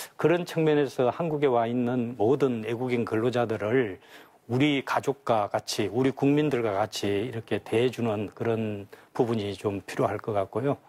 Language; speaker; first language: Korean; native; Korean